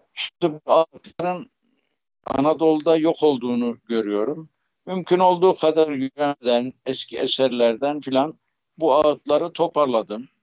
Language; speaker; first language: Turkish; native; Turkish